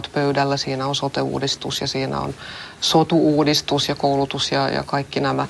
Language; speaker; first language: Finnish; non-native, local second language; Swedish